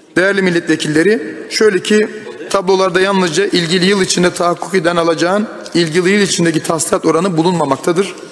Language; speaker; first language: Turkish; native; Turkish